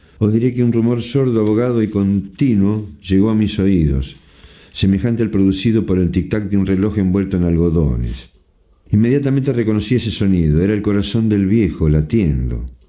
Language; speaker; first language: Spanish; native; Spanish